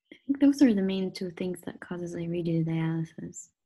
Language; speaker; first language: English; non-native, fluent; Arabic